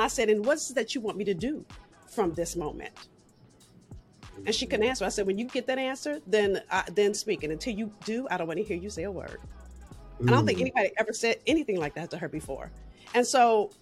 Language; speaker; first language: English; native; English